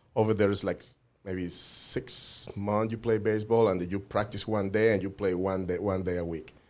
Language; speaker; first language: English; non-native, fluent; Spanish